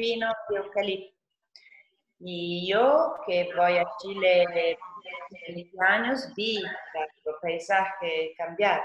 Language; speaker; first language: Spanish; non-native, fluent; Italian